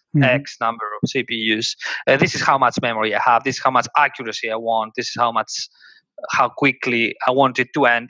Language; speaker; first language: English; non-native, fluent; Greek